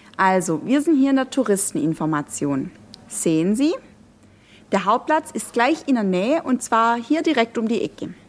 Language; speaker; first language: German; native; German